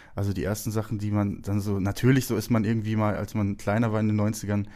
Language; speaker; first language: German; native; German